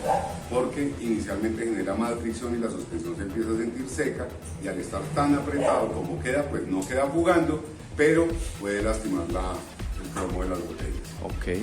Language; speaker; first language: Spanish; native; Spanish